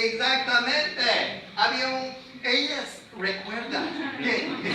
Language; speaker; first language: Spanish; non-native, fluent; English